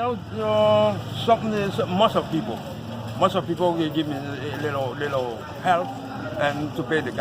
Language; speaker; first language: English; non-native, learner; Haitian Creole